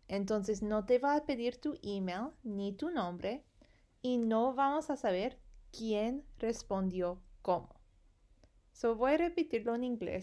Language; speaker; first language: Spanish; non-native, fluent; English